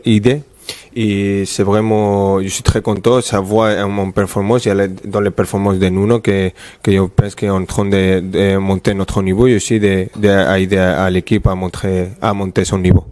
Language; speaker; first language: French; non-native, fluent; Spanish